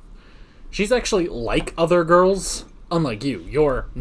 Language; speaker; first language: English; native; English